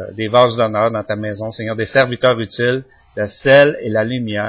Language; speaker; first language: French; native; French